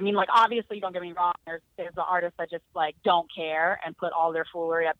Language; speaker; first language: English; native; English